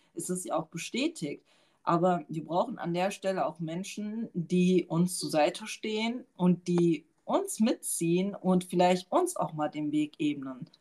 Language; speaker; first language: German; early bilingual, other home language; Turkish